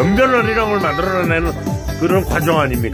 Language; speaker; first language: Korean; native; Korean